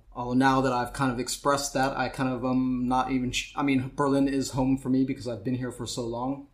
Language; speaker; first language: English; native; English